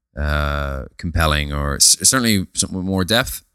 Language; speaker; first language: English; native; English